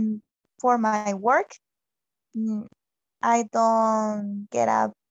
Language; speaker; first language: English; non-native, learner; Spanish